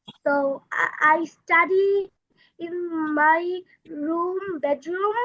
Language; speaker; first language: English; non-native, learner; Bangla